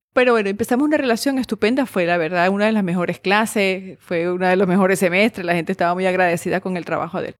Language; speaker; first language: Spanish; native; Spanish